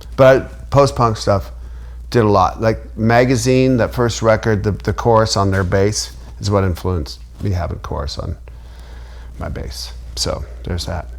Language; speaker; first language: English; native; English